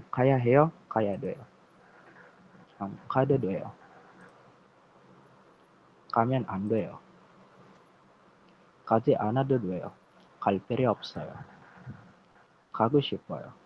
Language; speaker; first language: Korean; non-native, learner; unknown